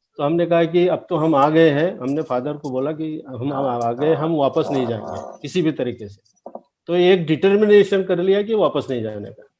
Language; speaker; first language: Hindi; native; Hindi